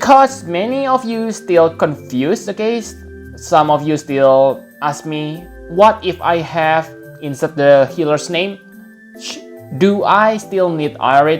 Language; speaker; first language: English; non-native, fluent; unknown